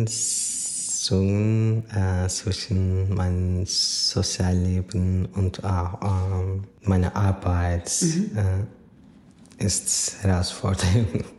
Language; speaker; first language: German; non-native, fluent; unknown